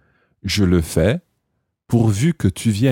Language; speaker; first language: French; non-native, fluent; English